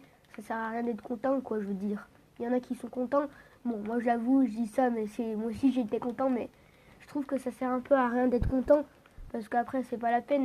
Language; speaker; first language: French; native; French